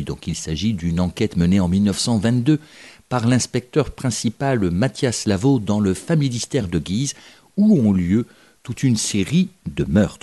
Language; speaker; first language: French; native; French